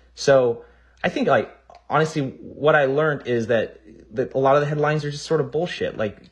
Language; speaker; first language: English; native; English